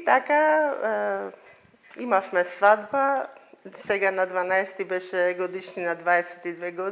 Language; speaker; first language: Macedonian; non-native, fluent; Armenian